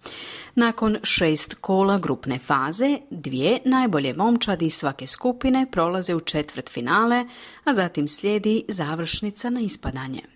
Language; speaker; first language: Croatian; native; Croatian